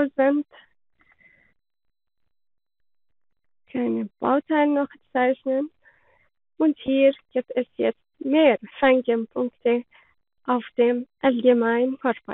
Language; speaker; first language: German; non-native, learner; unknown